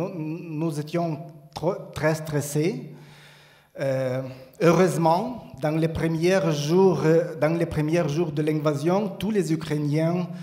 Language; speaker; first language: French; non-native, learner; Ukrainian